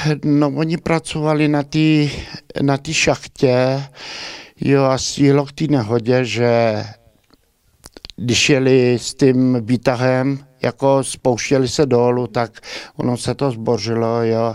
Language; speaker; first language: Czech; early bilingual, heritage; Czech